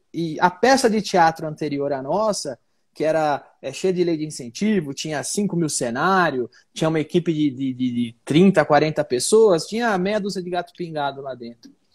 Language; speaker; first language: Portuguese; native; Portuguese